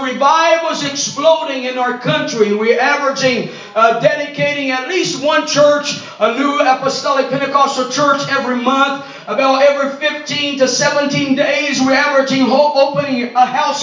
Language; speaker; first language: English; non-native, fluent; Portuguese